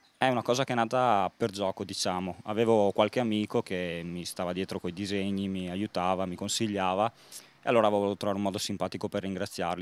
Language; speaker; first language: Italian; native; Italian